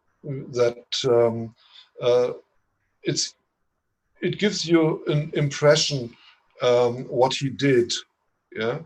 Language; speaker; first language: English; non-native, fluent; German